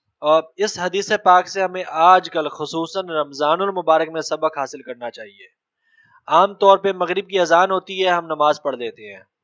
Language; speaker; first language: Urdu; native; Urdu